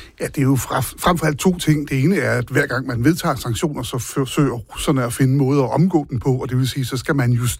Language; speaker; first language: Danish; native; Danish